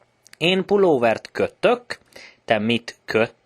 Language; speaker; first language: Hungarian; non-native, learner; English